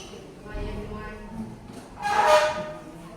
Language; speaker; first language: English; non-native, learner; Indonesian